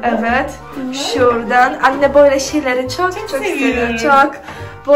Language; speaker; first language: Turkish; non-native, learner; Polish